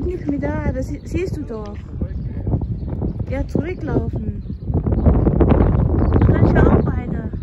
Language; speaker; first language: German; non-native, learner; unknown